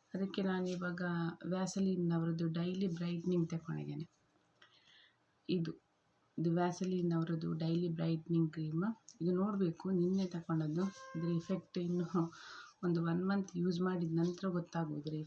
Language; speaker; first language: Kannada; native; Kannada